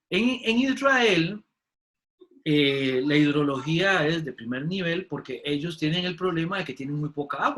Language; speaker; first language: Spanish; native; Spanish